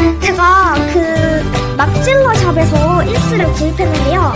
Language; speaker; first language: Korean; native; Korean